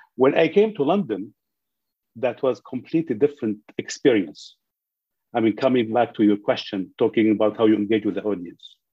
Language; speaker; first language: English; non-native, fluent; Arabic